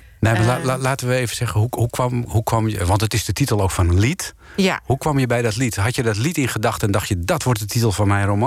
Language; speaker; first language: Dutch; native; Dutch